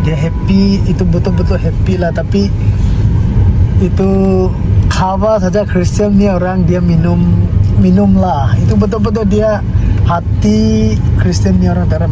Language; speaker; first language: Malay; non-native, learner; Tedim Chin